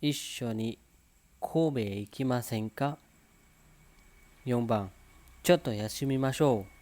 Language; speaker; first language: Japanese; non-native, fluent; Indonesian